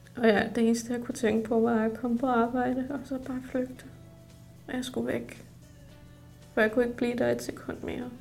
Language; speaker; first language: Danish; early bilingual, other home language; Urdu